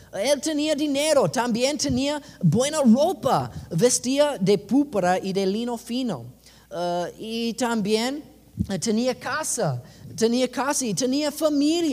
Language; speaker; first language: Spanish; non-native, learner; English